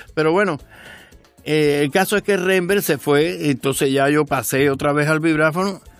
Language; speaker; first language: Spanish; native; Spanish